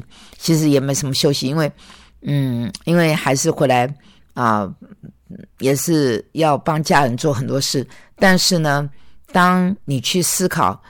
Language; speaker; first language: Chinese; native; Chinese